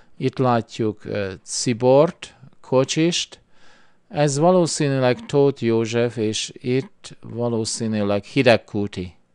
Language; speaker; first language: Hungarian; early bilingual, heritage; Hungarian